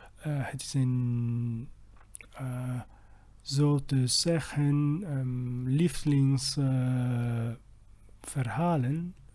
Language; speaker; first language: Dutch; non-native, learner; Italian